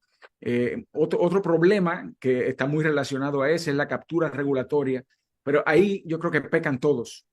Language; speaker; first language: Spanish; native; Spanish